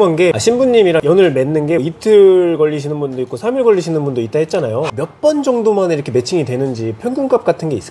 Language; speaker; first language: Korean; native; Korean